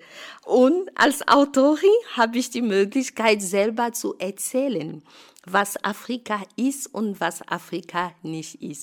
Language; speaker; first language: German; non-native, fluent; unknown